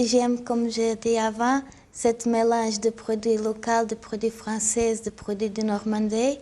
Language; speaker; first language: French; non-native, fluent; Portuguese